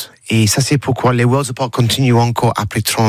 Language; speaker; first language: French; non-native, learner; English